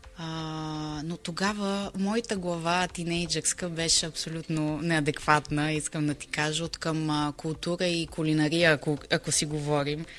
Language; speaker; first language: Bulgarian; early bilingual, heritage; Bulgarian